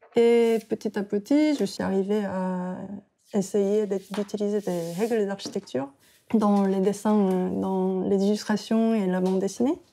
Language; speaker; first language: French; non-native, fluent; Korean